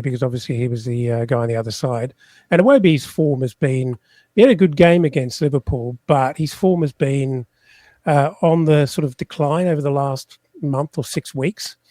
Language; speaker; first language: English; native; English